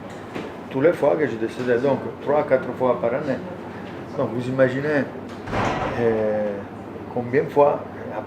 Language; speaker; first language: French; non-native, learner; Italian